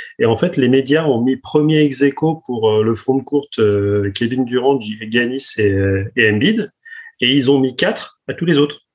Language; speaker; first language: French; native; French